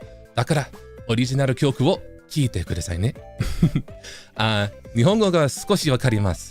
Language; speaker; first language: Japanese; non-native, learner; English